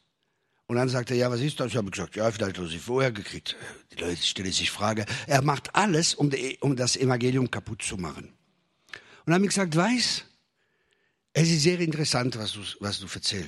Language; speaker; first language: German; non-native, fluent; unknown